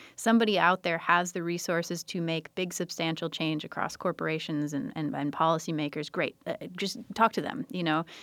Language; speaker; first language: English; native; English